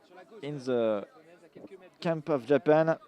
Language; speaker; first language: English; non-native, learner; French